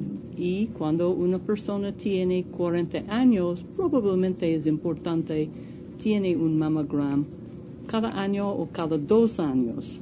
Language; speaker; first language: Spanish; non-native, learner; English